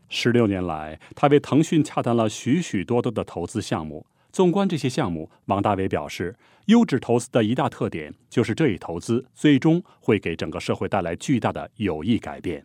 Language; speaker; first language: Chinese; native; Chinese